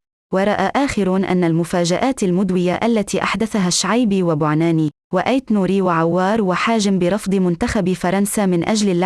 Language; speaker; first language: Arabic; native; Arabic